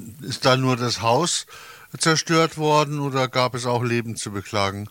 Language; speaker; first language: German; native; German